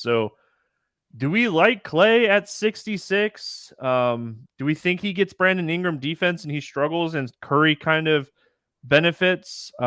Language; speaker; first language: English; native; English